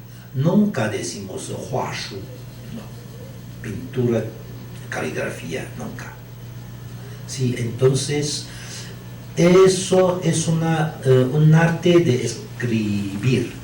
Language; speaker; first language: Spanish; non-native, learner; Chinese